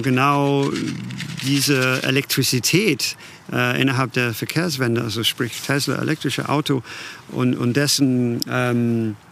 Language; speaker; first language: German; non-native, fluent; English